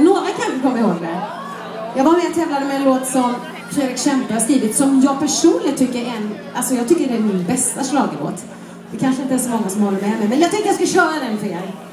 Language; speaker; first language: Swedish; native; Swedish